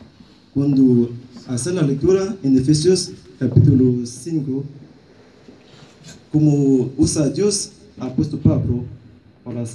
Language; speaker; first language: Spanish; non-native, learner; Haitian Creole